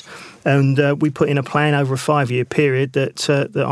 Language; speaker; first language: English; native; English